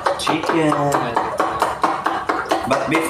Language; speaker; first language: English; non-native, learner; Arabic